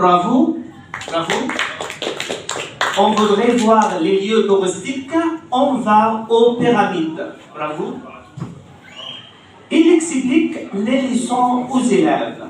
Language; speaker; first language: French; non-native, fluent; Arabic